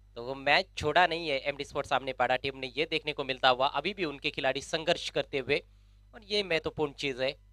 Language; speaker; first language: Hindi; non-native, local second language; Marathi